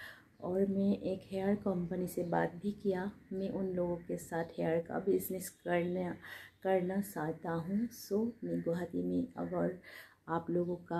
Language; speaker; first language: Hindi; non-native, local second language; Assamese